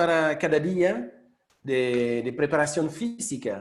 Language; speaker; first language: Spanish; non-native, fluent; French